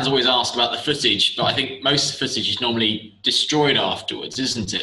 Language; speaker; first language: English; native; English